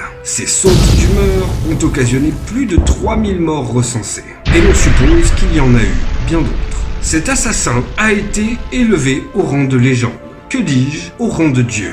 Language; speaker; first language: French; native; French